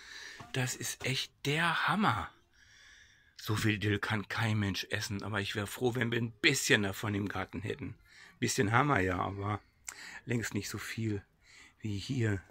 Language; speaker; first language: German; native; German